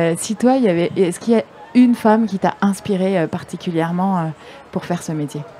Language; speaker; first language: French; native; French